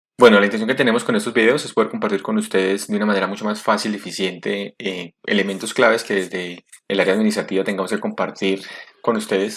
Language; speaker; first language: Spanish; native; Spanish